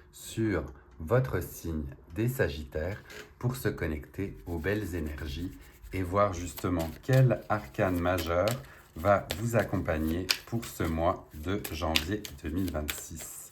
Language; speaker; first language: French; native; French